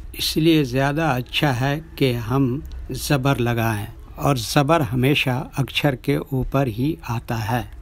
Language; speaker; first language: Hindi; native; Hindi